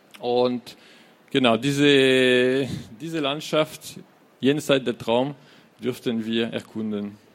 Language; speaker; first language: German; non-native, fluent; French